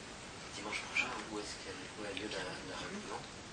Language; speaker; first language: French; native; French